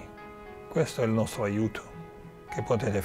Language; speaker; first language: Italian; non-native, fluent; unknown